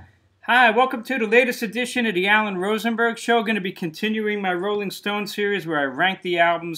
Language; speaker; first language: English; native; English